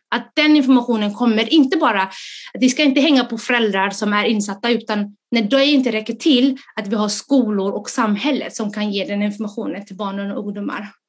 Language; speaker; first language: Swedish; early bilingual, other home language; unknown